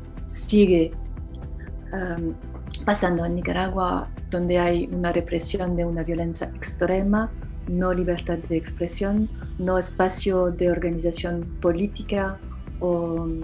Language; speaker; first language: Spanish; non-native, fluent; French